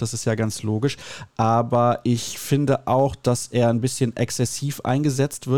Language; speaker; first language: German; native; German